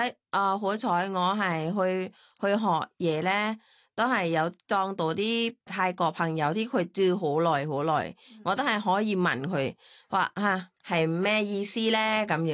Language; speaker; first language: Cantonese; non-native, learner; Thai